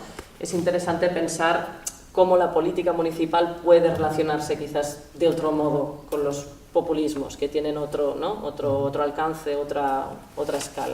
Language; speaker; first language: Spanish; non-native, local second language; Catalan